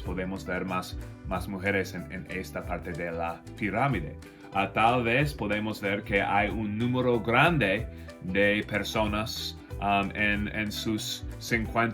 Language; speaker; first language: Spanish; non-native, fluent; English